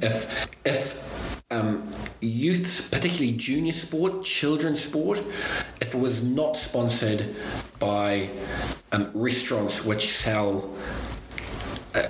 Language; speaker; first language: English; native; English